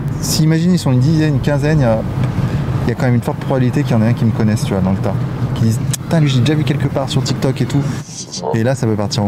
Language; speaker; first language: French; native; French